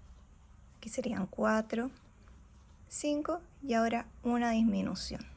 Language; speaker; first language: Spanish; native; Spanish